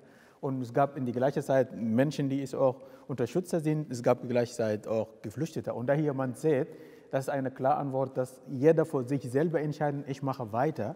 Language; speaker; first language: German; non-native, fluent; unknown